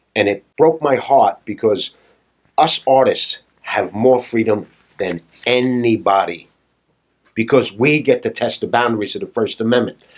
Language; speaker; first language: English; native; English